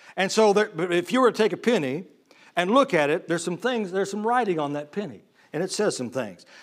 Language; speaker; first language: English; native; English